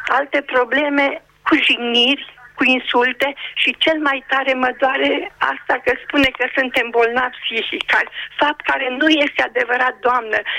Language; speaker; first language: Romanian; native; Romanian